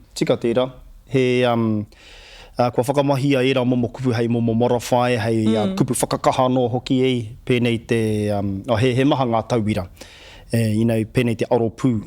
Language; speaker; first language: Māori; native; Māori